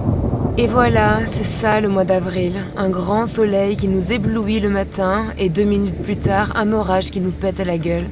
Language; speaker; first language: French; native; French